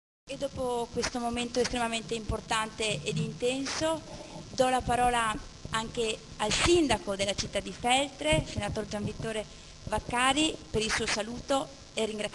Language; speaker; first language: Italian; native; Italian